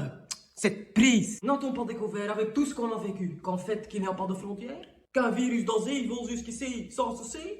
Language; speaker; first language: French; native; French